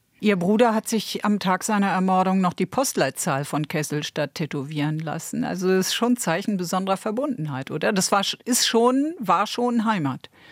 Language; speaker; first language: German; native; German